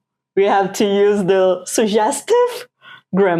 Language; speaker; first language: English; non-native, fluent; Portuguese